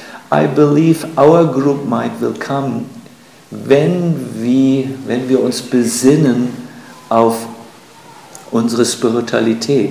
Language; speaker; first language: German; native; German